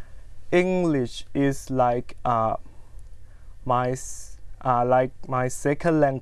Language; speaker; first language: English; non-native, fluent; Thai